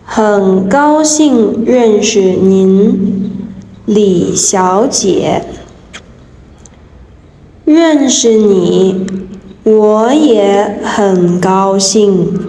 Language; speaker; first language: Chinese; non-native, learner; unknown